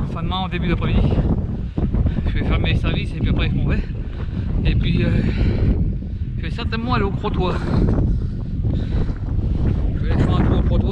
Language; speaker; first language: French; native; French